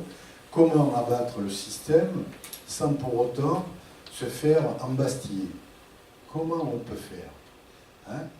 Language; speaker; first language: French; native; French